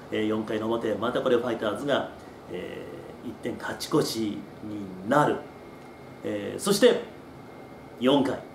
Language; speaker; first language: Japanese; native; Japanese